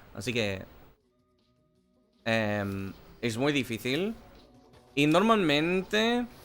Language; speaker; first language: Spanish; non-native, learner; English